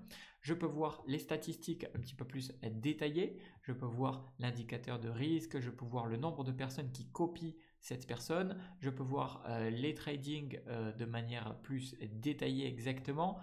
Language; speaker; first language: French; native; French